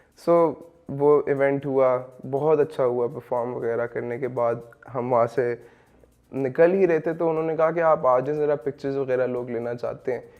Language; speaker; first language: Urdu; native; Urdu